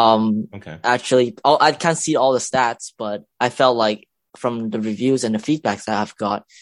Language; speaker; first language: English; non-native, local second language; Cantonese